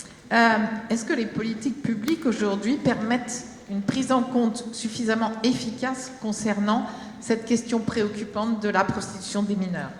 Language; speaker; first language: French; native; French